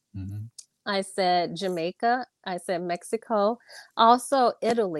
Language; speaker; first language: English; native; English